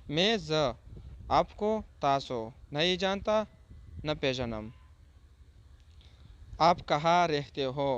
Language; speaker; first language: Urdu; non-native, fluent; Pashto